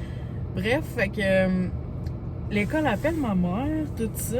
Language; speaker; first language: French; native; French